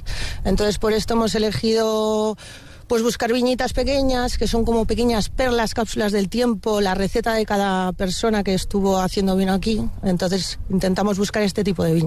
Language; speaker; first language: Spanish; native; Spanish